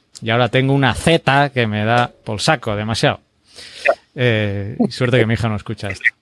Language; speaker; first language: Spanish; native; Spanish